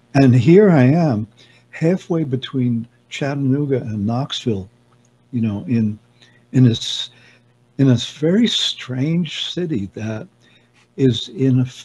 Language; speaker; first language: English; native; English